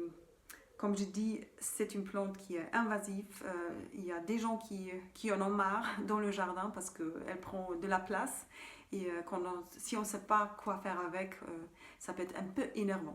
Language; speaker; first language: French; non-native, fluent; German